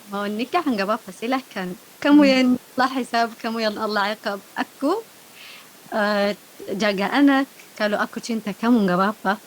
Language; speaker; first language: Indonesian; non-native, learner; Arabic